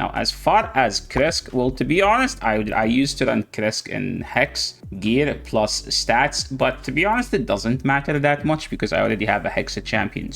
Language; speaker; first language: English; non-native, fluent; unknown